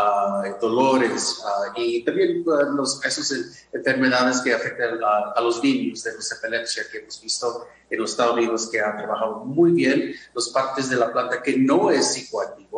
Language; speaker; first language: Spanish; non-native, fluent; English